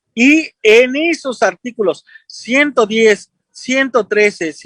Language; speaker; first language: Spanish; native; Spanish